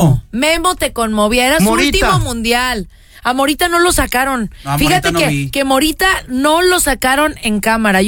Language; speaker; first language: Spanish; native; Spanish